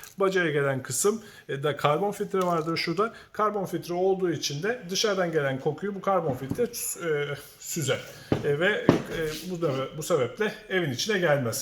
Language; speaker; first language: Turkish; native; Turkish